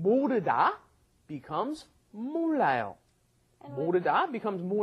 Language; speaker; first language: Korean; non-native, fluent; English